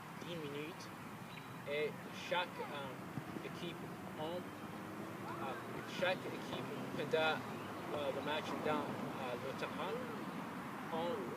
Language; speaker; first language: French; non-native, learner; English